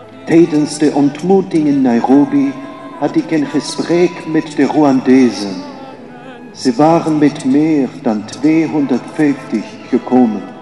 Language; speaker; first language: Dutch; non-native, fluent; German